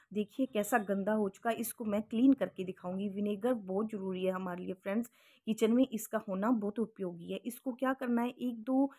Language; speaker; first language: Hindi; native; Hindi